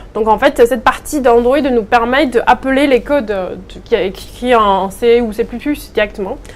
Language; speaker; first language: French; non-native, fluent; Chinese